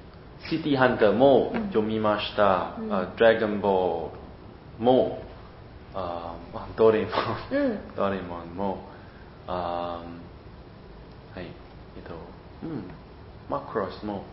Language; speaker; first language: Japanese; non-native, learner; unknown